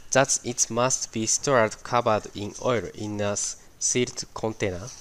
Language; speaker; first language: English; non-native, fluent; Japanese